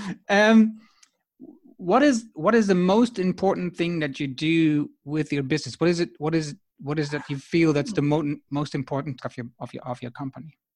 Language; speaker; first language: English; non-native, fluent; Dutch